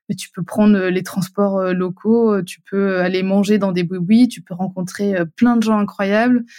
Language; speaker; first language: French; native; French